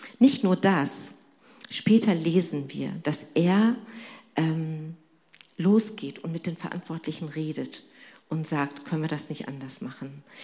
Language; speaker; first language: German; non-native, fluent; Turkish